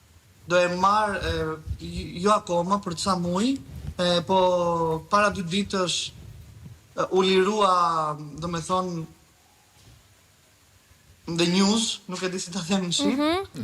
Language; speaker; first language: Albanian; early bilingual, heritage; Albanian